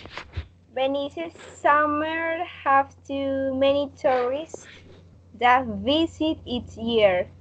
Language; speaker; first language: English; non-native, learner; Spanish